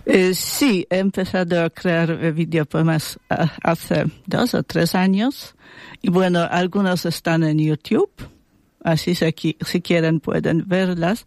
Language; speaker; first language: Spanish; non-native, fluent; Polish